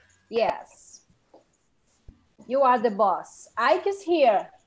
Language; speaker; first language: English; non-native, fluent; Portuguese